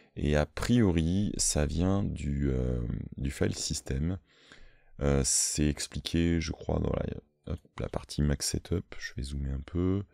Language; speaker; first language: French; native; French